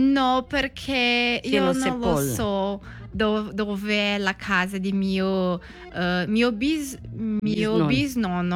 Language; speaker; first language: Italian; non-native, learner; Portuguese